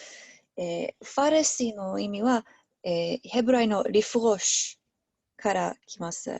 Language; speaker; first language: Japanese; non-native, learner; English